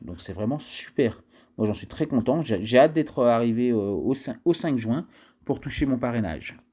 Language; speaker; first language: French; native; French